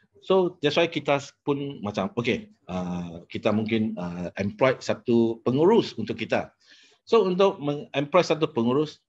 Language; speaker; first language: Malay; non-native, local second language; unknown